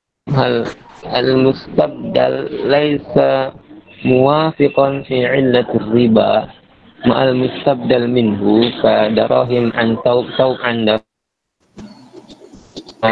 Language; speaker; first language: Arabic; non-native, fluent; Indonesian